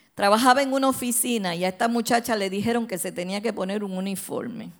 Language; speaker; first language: Spanish; native; Spanish